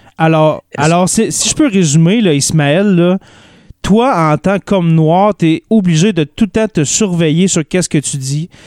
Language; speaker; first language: French; native; French